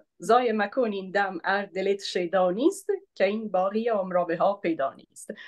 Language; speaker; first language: Persian; non-native, fluent; Italian